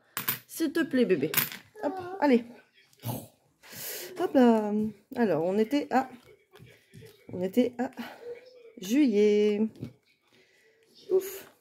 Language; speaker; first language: French; native; French